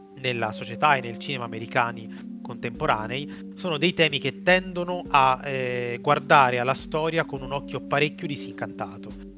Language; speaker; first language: Italian; native; Italian